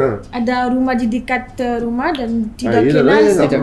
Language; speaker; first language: Indonesian; non-native, learner; French